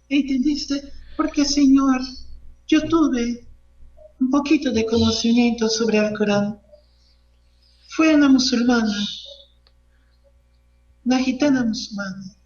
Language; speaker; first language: Spanish; non-native, learner; Portuguese